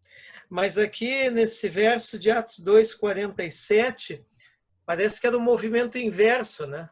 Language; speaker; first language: Portuguese; native; Portuguese